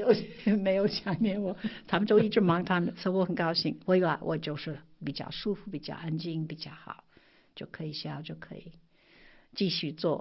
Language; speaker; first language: Chinese; non-native, fluent; English